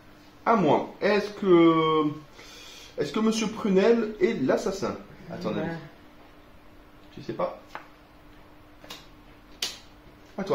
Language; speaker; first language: French; native; French